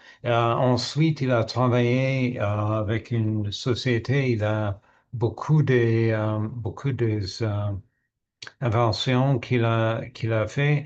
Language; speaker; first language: French; non-native, learner; English